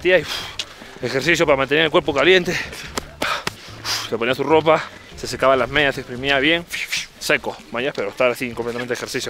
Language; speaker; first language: Spanish; native; Spanish